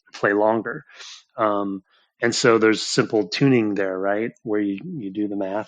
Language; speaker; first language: English; native; English